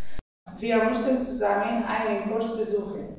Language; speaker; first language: German; non-native, learner; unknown